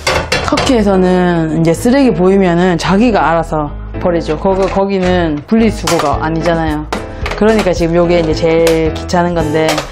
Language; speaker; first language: Korean; native; Korean